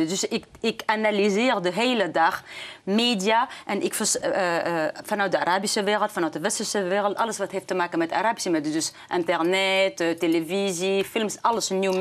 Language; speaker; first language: Dutch; non-native, fluent; Arabic